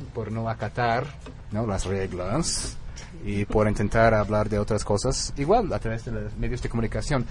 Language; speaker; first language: Spanish; non-native, fluent; English